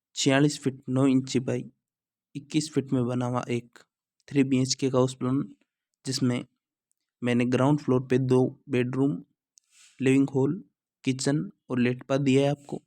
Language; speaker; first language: Hindi; native; Hindi